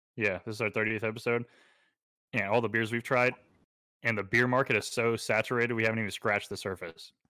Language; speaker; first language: English; native; English